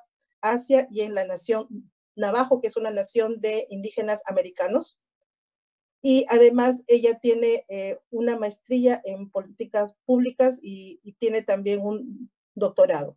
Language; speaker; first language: Spanish; native; Spanish